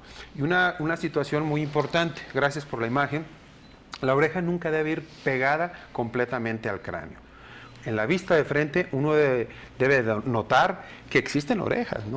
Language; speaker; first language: Spanish; native; Spanish